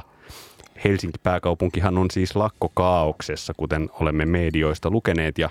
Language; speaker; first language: Finnish; native; Finnish